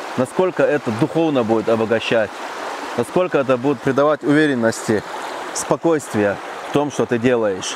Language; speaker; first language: Russian; non-native, local second language; Chechen